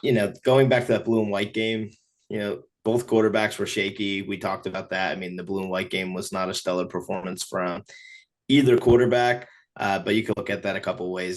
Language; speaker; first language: English; native; English